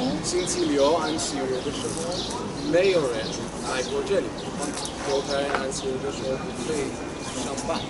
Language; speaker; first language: Chinese; non-native, fluent; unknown